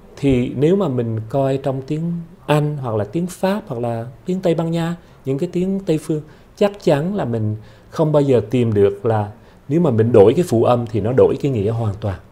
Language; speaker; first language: Vietnamese; early bilingual, heritage; Vietnamese